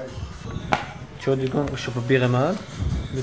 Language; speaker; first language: German; non-native, learner; Arabic